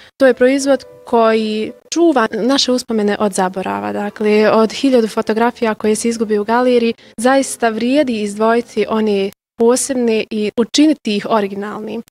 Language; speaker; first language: Bosnian; native; Bosnian